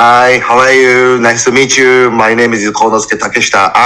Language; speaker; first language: English; non-native, learner; Japanese